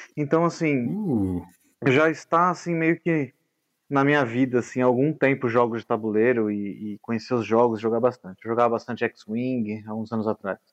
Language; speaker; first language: Portuguese; native; Portuguese